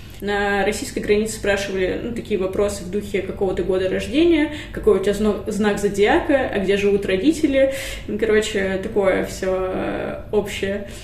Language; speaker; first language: Russian; native; Russian